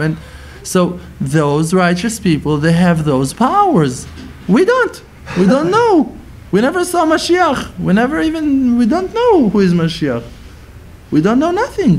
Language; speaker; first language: English; non-native, fluent; Hebrew